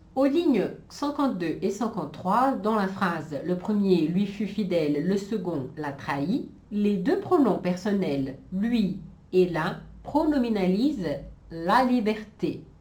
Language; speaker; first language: French; non-native, fluent; Portuguese